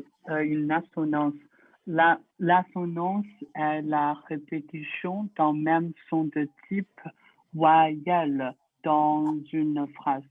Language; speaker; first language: French; non-native, learner; Chinese